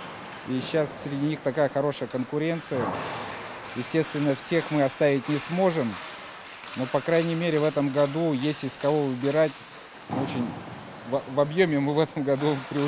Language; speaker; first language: Russian; native; Russian